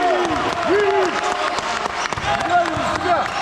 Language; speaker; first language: French; native; French